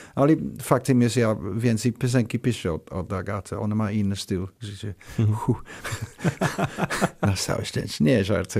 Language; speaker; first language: Polish; non-native, learner; English